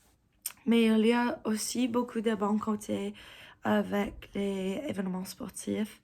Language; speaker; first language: French; non-native, learner; English